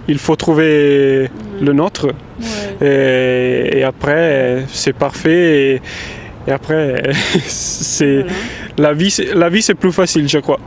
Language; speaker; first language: French; non-native, fluent; Italian